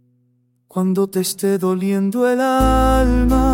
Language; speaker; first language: Spanish; native; Spanish